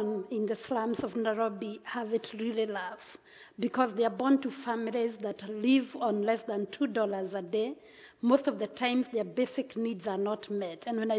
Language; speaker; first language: English; non-native, local second language; Kikuyu